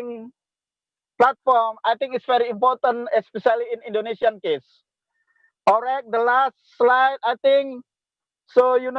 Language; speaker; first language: English; non-native, local second language; Indonesian